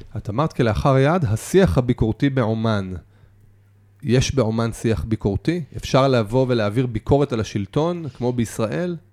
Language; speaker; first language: Hebrew; native; Hebrew